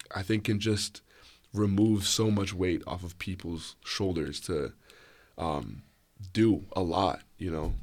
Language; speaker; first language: English; native; English